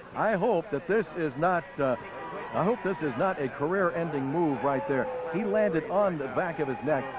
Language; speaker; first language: English; native; English